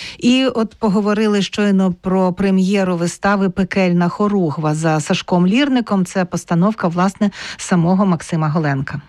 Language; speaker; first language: Ukrainian; native; Ukrainian